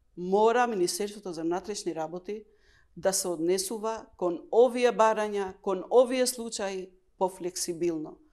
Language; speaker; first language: Macedonian; non-native, local second language; Albanian